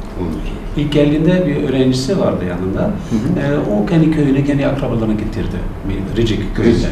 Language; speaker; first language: Turkish; non-native, fluent; German